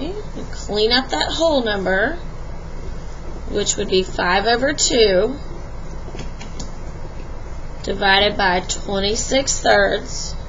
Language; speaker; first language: English; native; English